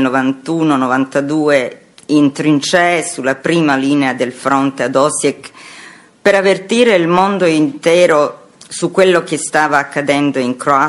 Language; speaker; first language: Italian; non-native, fluent; Croatian